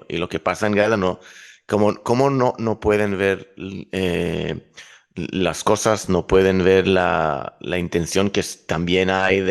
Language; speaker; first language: Spanish; non-native, fluent; Hebrew